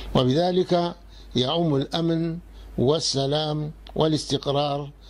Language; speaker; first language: Arabic; non-native, fluent; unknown